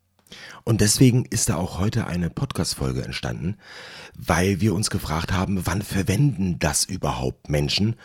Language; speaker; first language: German; native; German